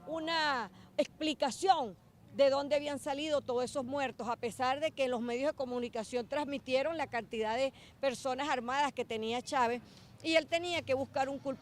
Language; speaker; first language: Spanish; native; Spanish